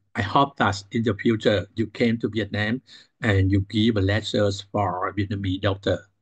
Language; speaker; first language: English; non-native, learner; Vietnamese